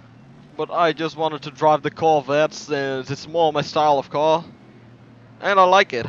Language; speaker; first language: English; non-native, fluent; Dutch